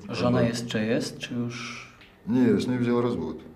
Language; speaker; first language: Polish; non-native, learner; Russian